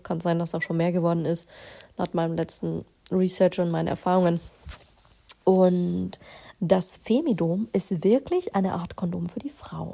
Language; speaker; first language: German; native; German